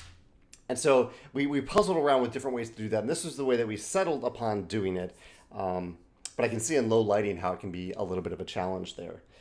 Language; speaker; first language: English; native; English